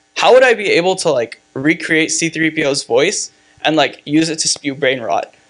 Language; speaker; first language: English; native; English